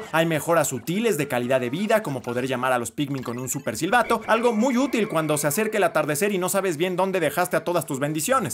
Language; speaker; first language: Spanish; native; Spanish